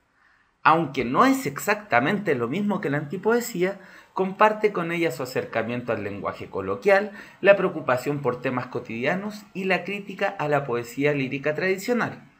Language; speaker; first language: Spanish; native; Spanish